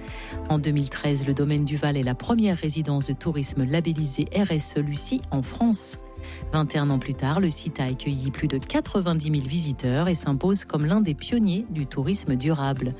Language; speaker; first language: French; native; French